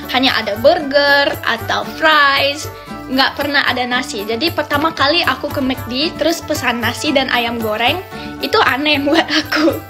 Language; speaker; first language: Indonesian; non-native, fluent; English